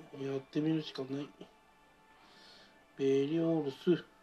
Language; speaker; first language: Japanese; native; Japanese